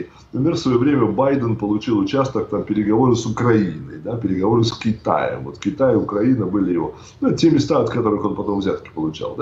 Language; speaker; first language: Russian; native; Russian